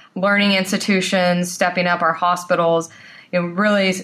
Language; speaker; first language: English; native; English